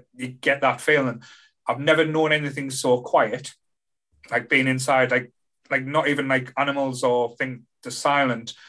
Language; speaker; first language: English; native; English